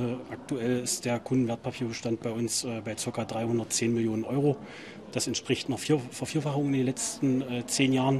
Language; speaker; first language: German; native; German